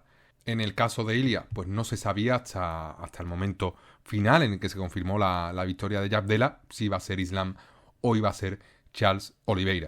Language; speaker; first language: Spanish; native; Spanish